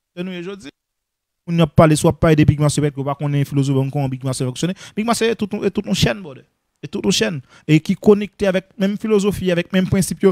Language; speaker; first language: French; non-native, local second language; Haitian Creole